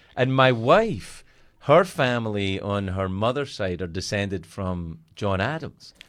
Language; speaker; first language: English; native; English